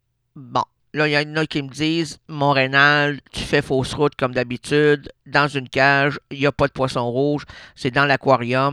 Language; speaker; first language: French; native; French